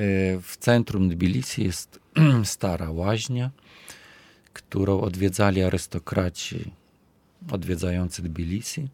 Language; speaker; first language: Polish; non-native, fluent; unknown